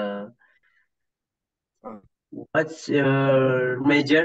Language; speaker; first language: English; non-native, learner; Indonesian